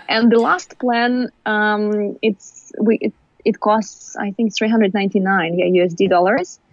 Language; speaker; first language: English; non-native, fluent; Ukrainian